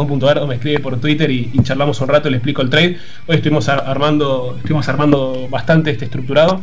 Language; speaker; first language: Spanish; native; Spanish